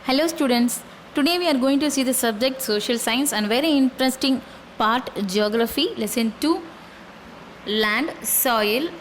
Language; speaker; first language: English; non-native, local second language; Tamil